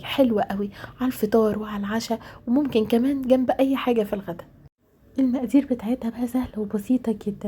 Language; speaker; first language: Arabic; native; Arabic